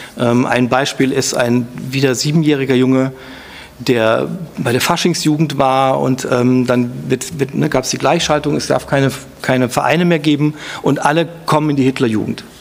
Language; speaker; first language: German; native; German